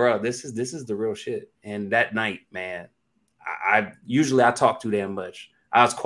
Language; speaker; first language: English; native; English